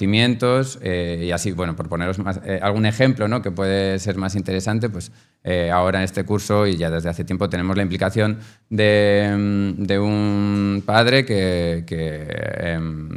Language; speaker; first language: Spanish; native; Spanish